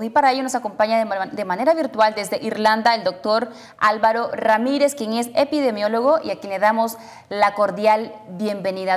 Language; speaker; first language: Spanish; native; Spanish